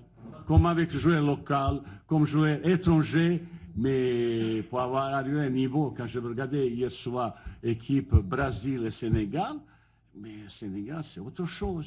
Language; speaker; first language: French; non-native, learner; Bosnian